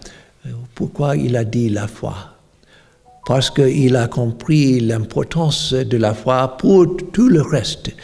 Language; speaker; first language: French; non-native, fluent; English